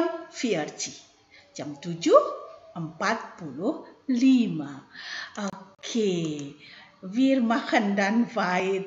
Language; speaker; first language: German; non-native, fluent; Indonesian